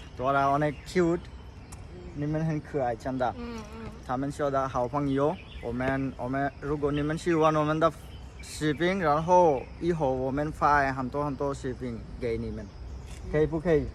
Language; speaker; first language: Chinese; non-native, learner; Bangla